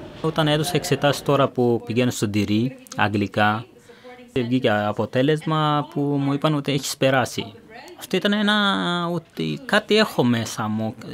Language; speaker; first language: Greek; non-native, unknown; Persian